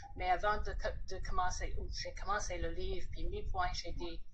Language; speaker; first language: French; non-native, fluent; English